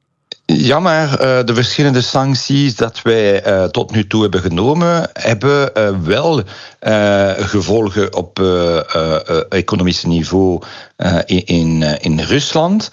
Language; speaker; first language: Dutch; non-native, local second language; French